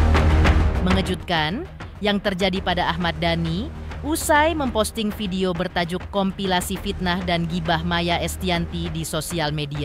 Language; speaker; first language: Indonesian; native; Indonesian